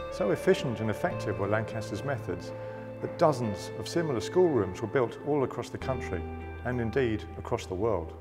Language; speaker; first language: English; native; English